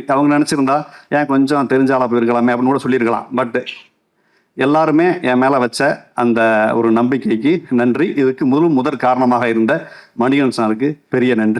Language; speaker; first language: Tamil; native; Tamil